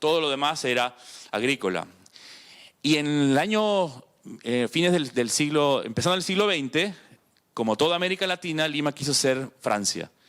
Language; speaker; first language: Spanish; native; Spanish